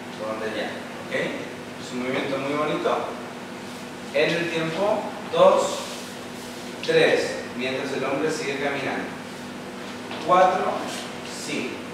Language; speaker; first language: Spanish; native; Spanish